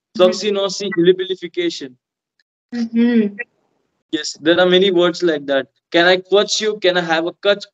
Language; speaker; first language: English; non-native, local second language; Hindi